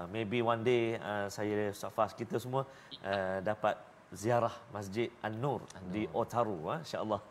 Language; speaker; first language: Malay; native; Malay